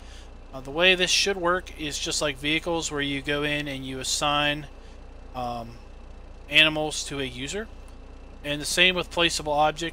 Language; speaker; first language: English; native; English